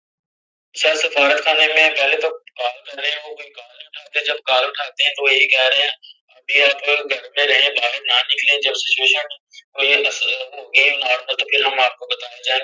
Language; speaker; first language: Urdu; native; Urdu